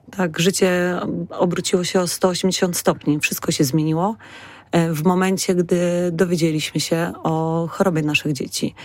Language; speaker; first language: Polish; native; Polish